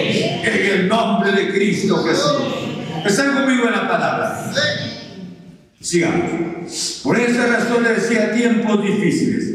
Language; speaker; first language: Spanish; native; Spanish